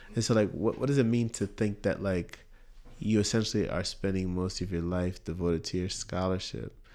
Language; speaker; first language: English; native; English